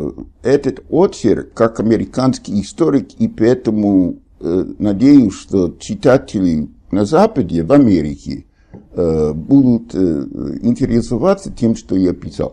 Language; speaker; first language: Russian; non-native, fluent; English